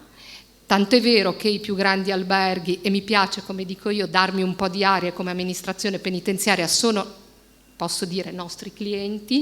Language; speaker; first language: Italian; native; Italian